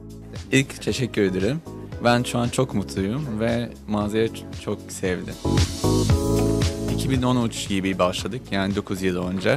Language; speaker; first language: Turkish; non-native, fluent; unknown